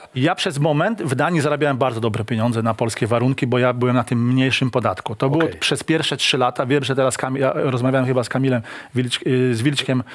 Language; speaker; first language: Polish; native; Polish